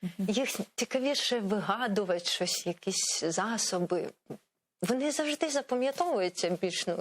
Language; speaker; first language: Ukrainian; non-native, local second language; Crimean Tatar